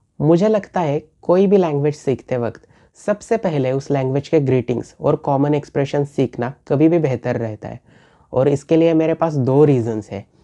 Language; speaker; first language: Hindi; non-native, local second language; Marathi